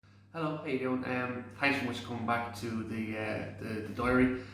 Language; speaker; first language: English; native; English